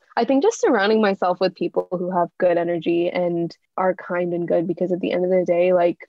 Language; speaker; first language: English; native; English